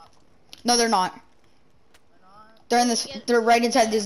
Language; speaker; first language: English; native; English